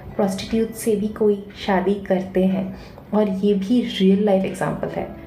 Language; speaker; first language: Hindi; non-native, local second language; Bangla